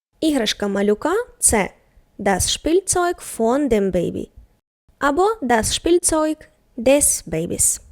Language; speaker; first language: German; non-native, fluent; Ukrainian